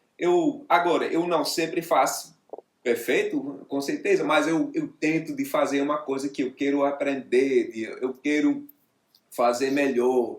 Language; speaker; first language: Portuguese; non-native, fluent; English